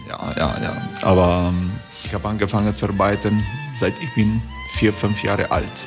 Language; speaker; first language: German; non-native, fluent; Croatian